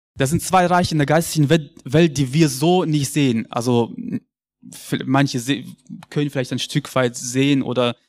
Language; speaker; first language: German; early bilingual, other home language; Russian